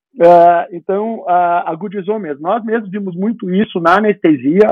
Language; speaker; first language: Portuguese; native; Portuguese